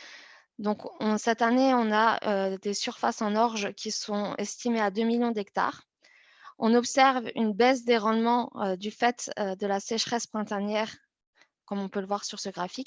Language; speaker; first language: French; native; French